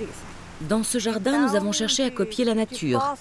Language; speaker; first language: French; native; French